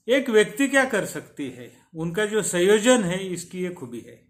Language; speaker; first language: Hindi; non-native, local second language; Marathi